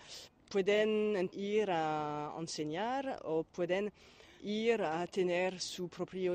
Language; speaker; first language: Spanish; non-native, learner; French